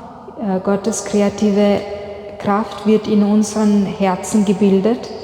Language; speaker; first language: German; non-native, fluent; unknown